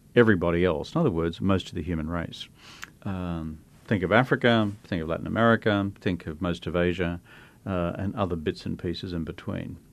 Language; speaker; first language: English; native; English